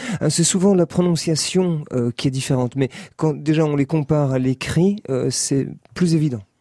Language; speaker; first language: French; native; French